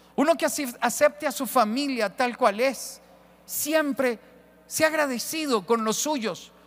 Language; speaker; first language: Spanish; native; Spanish